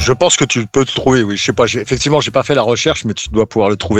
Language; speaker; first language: French; native; French